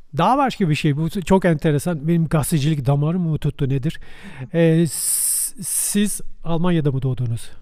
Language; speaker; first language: Turkish; native; Turkish